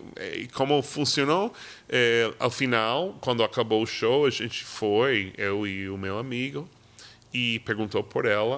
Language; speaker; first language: Portuguese; non-native, fluent; English